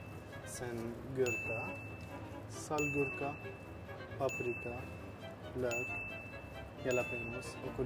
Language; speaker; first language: Swedish; non-native, fluent; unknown